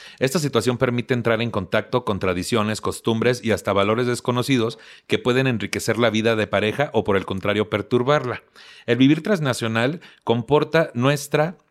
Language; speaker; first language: Spanish; native; Spanish